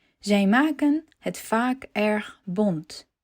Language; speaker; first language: Dutch; non-native, fluent; Polish